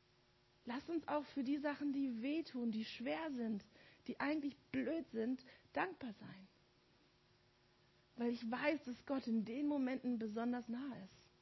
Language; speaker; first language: German; native; German